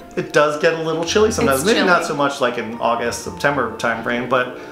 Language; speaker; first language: English; native; English